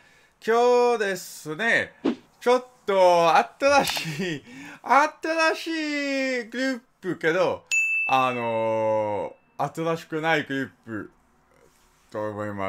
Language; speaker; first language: Japanese; non-native, learner; English